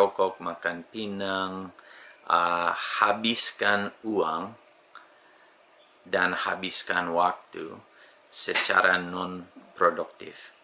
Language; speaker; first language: Indonesian; non-native, fluent; English